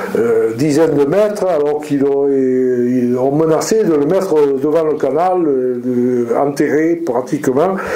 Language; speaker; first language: French; native; French